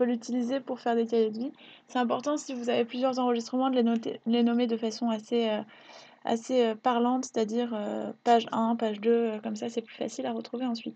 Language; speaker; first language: French; native; French